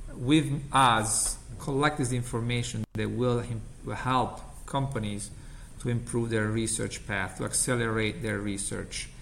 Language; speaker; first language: English; non-native, fluent; Italian